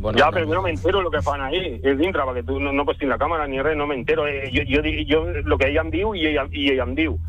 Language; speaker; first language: Catalan; non-native, local second language; Spanish